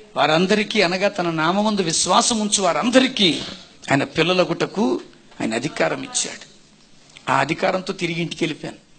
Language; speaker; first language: Telugu; non-native, local second language; Tamil